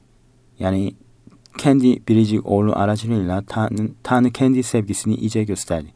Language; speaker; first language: Turkish; non-native, learner; Korean